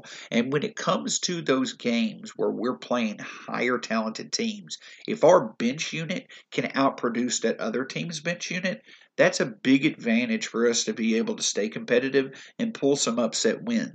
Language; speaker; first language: English; native; English